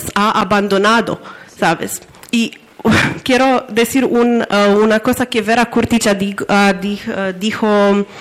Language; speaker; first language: Spanish; non-native, fluent; Romanian